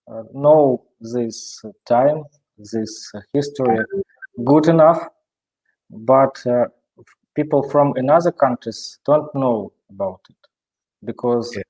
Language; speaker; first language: English; non-native, learner; Russian